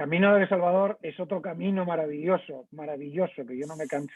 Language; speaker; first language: Spanish; native; Spanish